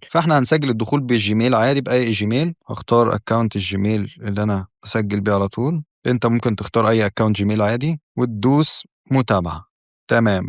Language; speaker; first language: Arabic; native; Arabic